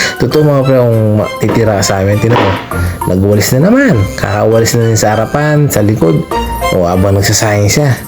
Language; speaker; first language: Filipino; non-native, local second language; Pampanga